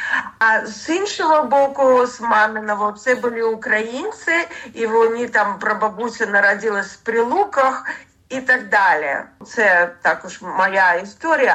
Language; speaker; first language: Ukrainian; non-native, learner; Russian